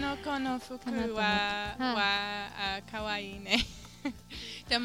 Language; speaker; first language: Japanese; non-native, learner; English